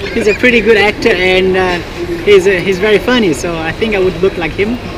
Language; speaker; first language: English; non-native, fluent; Portuguese